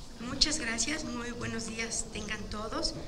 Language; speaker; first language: Spanish; native; Spanish